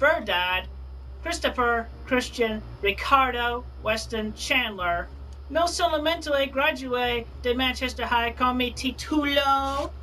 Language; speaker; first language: Spanish; non-native, learner; English